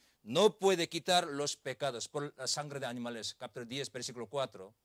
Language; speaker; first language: Spanish; non-native, learner; Korean